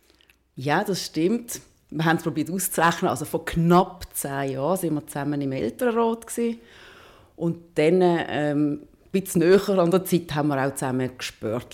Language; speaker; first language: German; native; German